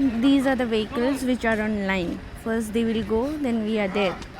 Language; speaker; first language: English; non-native, local second language; Malayalam